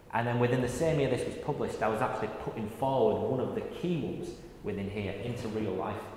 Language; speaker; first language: English; native; English